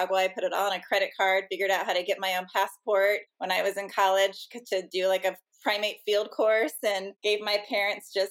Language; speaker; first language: English; native; English